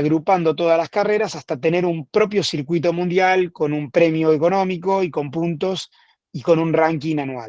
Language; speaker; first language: Spanish; native; Spanish